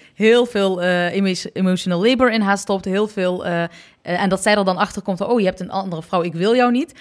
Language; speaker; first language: Dutch; early bilingual, other home language; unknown